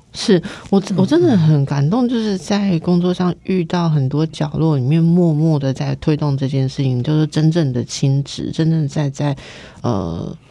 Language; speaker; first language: Chinese; native; Chinese